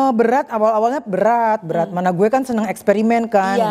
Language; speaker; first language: Indonesian; native; Indonesian